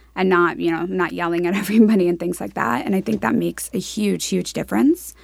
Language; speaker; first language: English; native; English